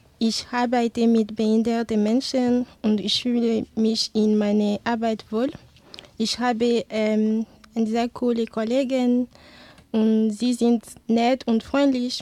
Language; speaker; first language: German; non-native, learner; Ewe